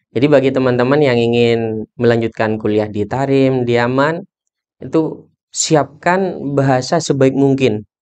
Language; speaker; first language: Indonesian; non-native, local second language; Madurese